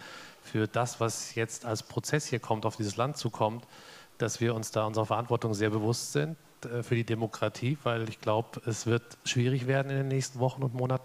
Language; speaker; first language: German; native; German